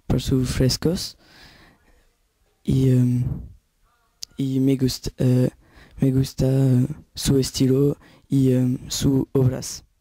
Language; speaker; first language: Spanish; non-native, learner; French